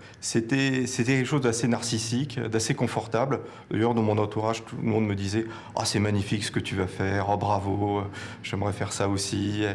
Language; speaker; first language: French; native; French